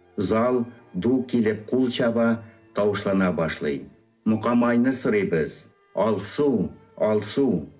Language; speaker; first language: Tatar; early bilingual, heritage; Tatar